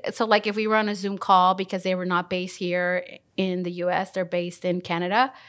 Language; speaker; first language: English; early bilingual, other home language; Spanish